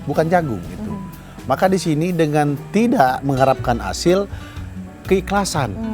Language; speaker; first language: Indonesian; non-native, local second language; Balinese